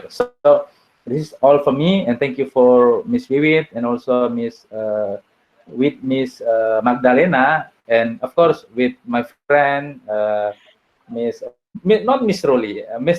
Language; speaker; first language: English; non-native, learner; Indonesian